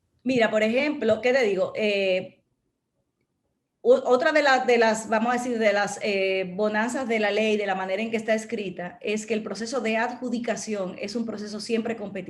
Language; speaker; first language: Spanish; native; Spanish